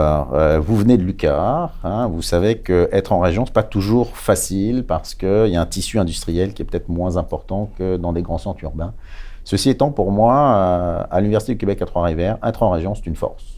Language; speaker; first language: French; native; French